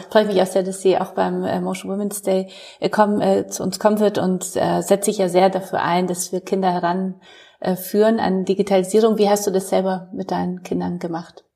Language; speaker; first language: German; non-native, fluent; Polish